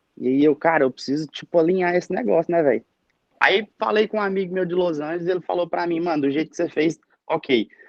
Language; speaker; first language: Portuguese; native; Portuguese